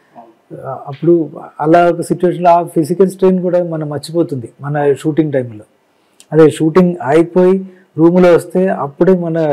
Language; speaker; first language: Telugu; non-native, learner; Malayalam